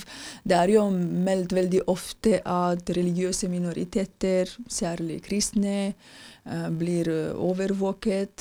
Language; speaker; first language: Norwegian; non-native, fluent; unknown